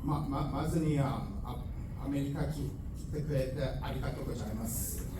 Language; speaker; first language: Japanese; non-native, learner; English